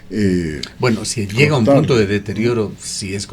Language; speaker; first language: Spanish; native; Spanish